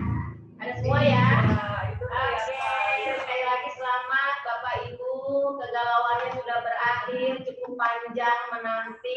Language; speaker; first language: Indonesian; native; Indonesian